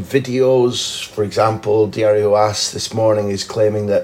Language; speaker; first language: English; native; English